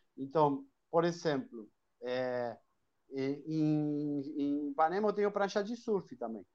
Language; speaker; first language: Portuguese; non-native, fluent; Spanish